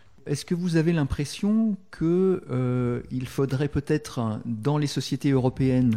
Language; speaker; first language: French; native; French